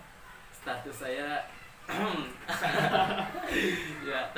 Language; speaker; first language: Indonesian; native; Indonesian